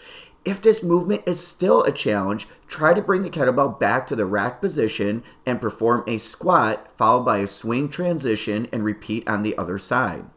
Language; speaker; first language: English; native; English